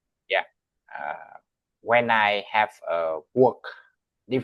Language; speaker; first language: English; non-native, learner; Vietnamese